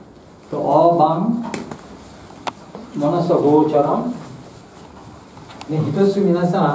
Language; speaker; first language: Japanese; non-native, fluent; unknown